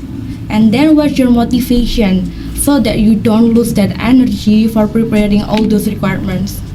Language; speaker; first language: English; non-native, learner; Indonesian